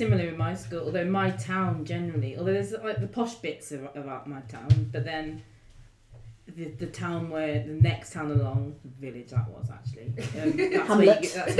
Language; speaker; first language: English; native; English